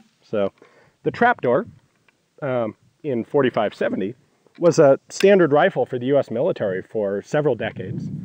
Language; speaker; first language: English; native; English